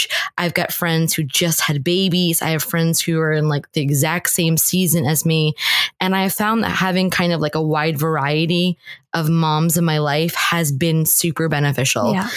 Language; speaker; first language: English; native; English